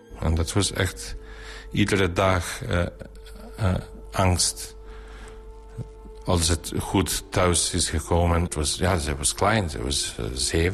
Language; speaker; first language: Dutch; non-native, learner; Bosnian